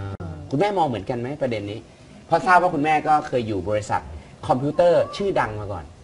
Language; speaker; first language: Thai; native; Thai